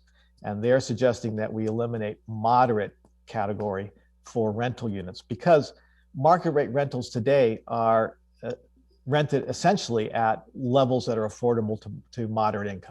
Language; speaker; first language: English; native; English